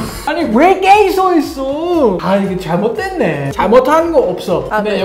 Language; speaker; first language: Korean; non-native, fluent; German